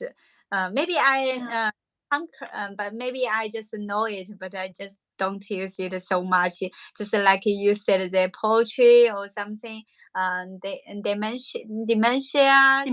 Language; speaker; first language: English; non-native, learner; Chinese